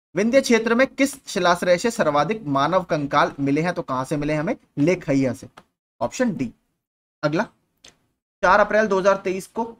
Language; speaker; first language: Hindi; native; Hindi